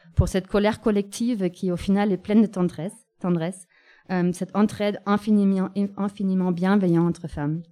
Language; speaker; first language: French; non-native, fluent; German